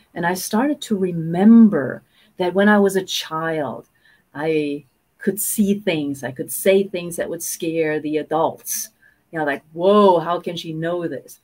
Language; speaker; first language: English; non-native, fluent; German